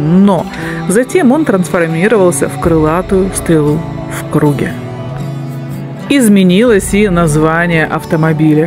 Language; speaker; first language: Russian; native; Russian